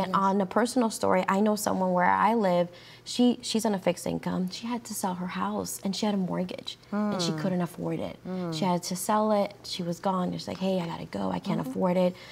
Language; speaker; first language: English; early bilingual, other home language; Spanish